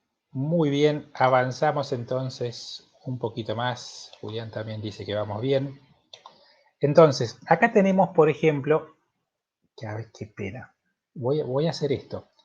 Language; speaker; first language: Spanish; native; Spanish